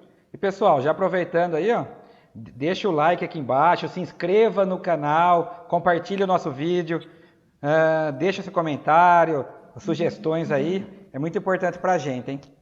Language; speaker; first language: Portuguese; native; Portuguese